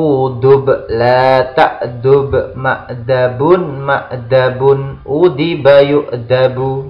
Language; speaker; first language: Arabic; non-native, fluent; Indonesian